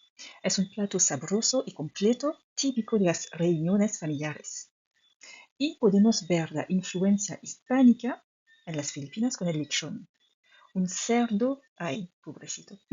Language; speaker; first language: Spanish; non-native, fluent; French